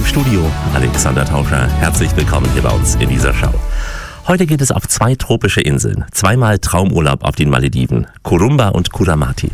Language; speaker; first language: German; native; German